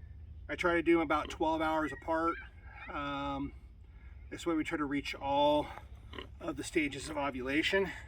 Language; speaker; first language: English; native; English